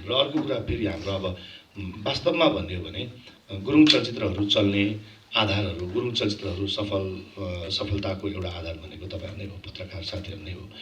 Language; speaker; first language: Nepali; non-native, local second language; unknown